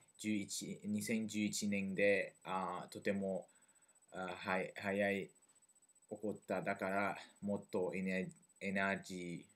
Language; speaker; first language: Japanese; non-native, learner; French